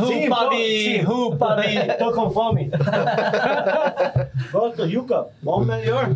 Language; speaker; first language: Portuguese; non-native, learner; English